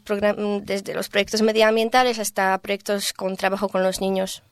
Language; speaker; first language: Spanish; non-native, fluent; Polish